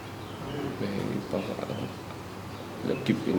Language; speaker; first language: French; non-native, learner; English